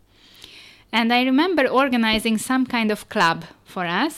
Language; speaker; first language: English; non-native, fluent; Hungarian